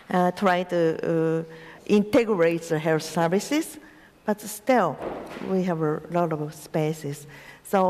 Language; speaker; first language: English; non-native, learner; Japanese